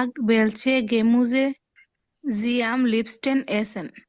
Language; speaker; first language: German; non-native, learner; Bangla